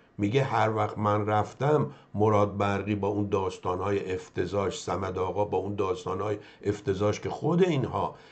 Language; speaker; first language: Persian; native; Persian